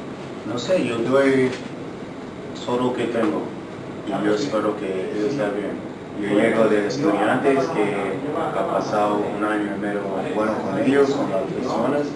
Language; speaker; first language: Spanish; non-native, learner; English